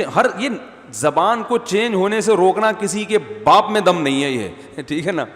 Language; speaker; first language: Urdu; native; Urdu